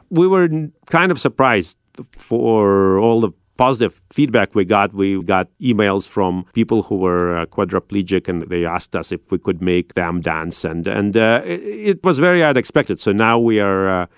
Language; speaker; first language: English; non-native, fluent; Russian